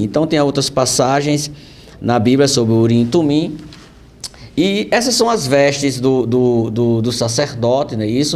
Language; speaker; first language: Portuguese; native; Portuguese